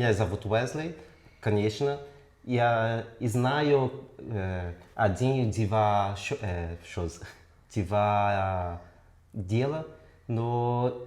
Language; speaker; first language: Russian; non-native, learner; Portuguese